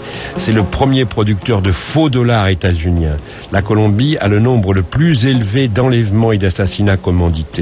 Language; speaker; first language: French; native; French